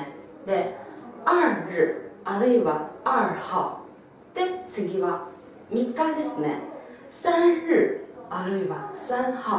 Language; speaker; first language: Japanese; non-native, local second language; Chinese